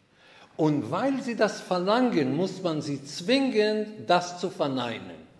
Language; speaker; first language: German; non-native, fluent; Hebrew